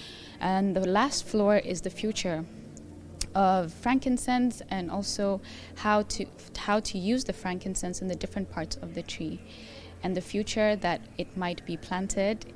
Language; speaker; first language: English; non-native, local second language; Arabic